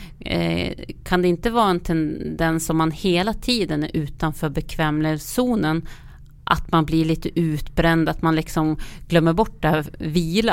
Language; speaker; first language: Swedish; native; Swedish